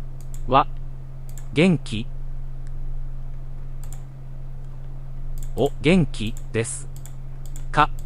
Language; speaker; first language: Japanese; non-native, learner; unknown